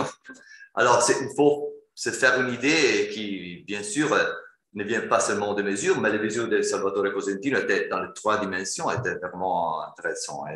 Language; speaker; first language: French; non-native, fluent; Italian